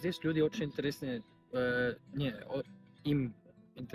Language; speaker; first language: Russian; non-native, learner; Spanish